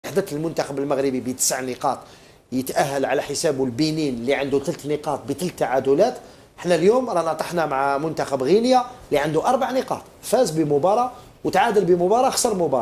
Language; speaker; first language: Arabic; native; Arabic